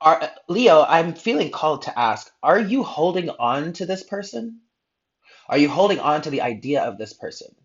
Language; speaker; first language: English; native; English